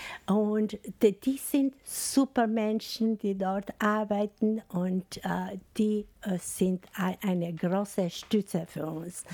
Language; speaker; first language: German; non-native, learner; Albanian